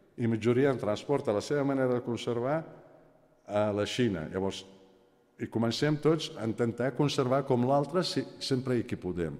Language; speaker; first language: Catalan; non-native, fluent; Aramaic